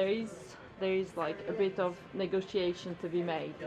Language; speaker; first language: English; non-native, fluent; French